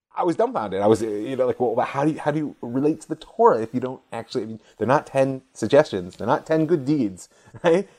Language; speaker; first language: English; native; English